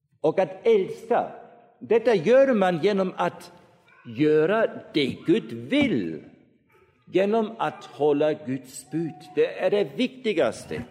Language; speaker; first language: Swedish; non-native, fluent; German